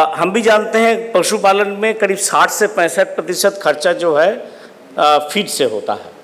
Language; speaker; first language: Hindi; non-native, local second language; Bangla